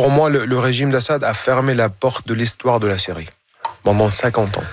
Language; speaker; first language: French; non-native, fluent; Arabic